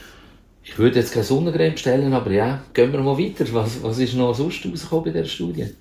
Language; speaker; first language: German; native; German